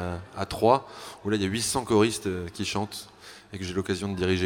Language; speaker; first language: French; native; French